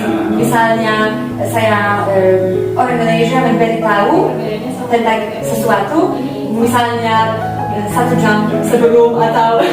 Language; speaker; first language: Indonesian; non-native, fluent; Polish